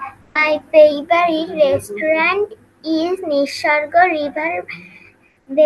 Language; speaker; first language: English; non-native, learner; Bangla